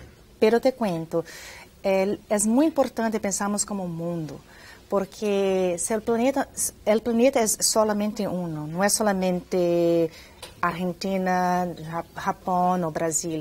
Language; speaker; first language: Spanish; non-native, fluent; Portuguese